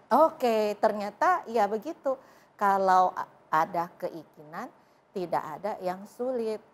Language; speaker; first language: Indonesian; native; Indonesian